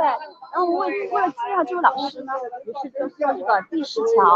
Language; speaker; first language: Chinese; native; Chinese